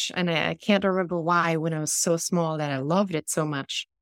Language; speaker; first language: English; non-native, fluent; German